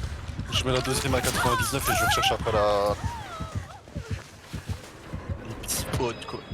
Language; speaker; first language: French; native; French